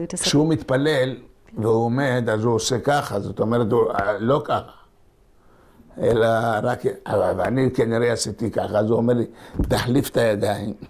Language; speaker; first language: Hebrew; non-native, local second language; Ladino